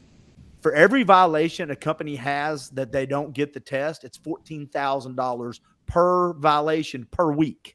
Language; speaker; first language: English; native; English